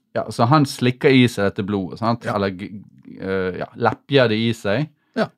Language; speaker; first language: Norwegian; native; Norwegian